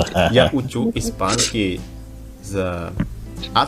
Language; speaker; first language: Russian; non-native, learner; Indonesian